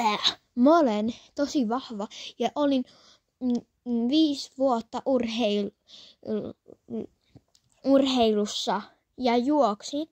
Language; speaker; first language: Finnish; early bilingual, other home language; Polish